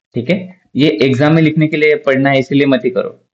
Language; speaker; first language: Hindi; non-native, local second language; Marathi